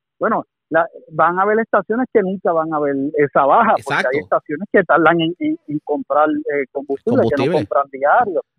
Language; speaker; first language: Spanish; native; Spanish